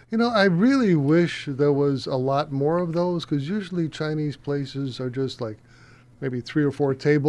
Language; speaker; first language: English; native; English